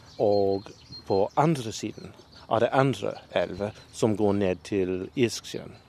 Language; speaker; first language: Norwegian; non-native, learner; English